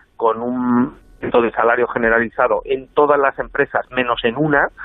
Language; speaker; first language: Spanish; native; Spanish